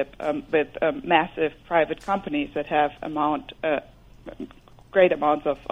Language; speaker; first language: English; non-native, fluent; German